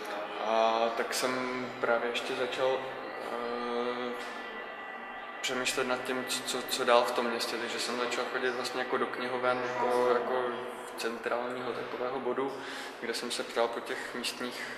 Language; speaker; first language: Czech; native; Czech